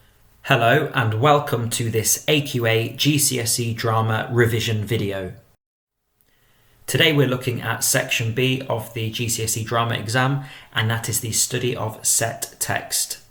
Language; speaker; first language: English; native; English